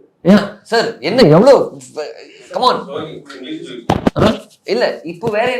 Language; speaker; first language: Tamil; non-native, fluent; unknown